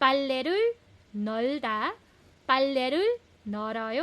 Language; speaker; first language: Korean; non-native, fluent; Filipino